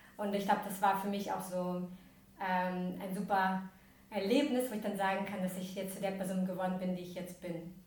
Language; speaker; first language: German; early bilingual, other home language; Russian